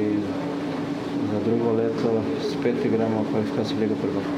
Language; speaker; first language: Slovenian; non-native, fluent; Portuguese